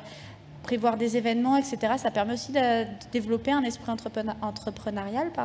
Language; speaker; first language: French; native; French